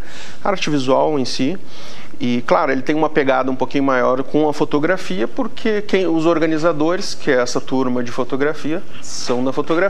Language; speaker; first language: Portuguese; native; Portuguese